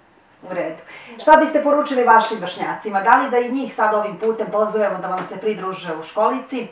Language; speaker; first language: Croatian; native; Croatian